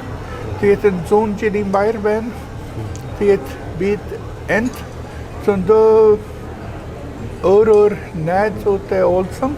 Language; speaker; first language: Mongolian; non-native, fluent; Swedish